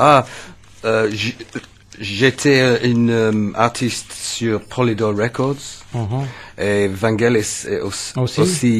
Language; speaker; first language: French; non-native, learner; English